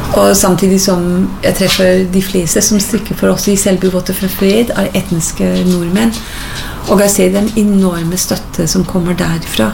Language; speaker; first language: Norwegian; non-native, fluent; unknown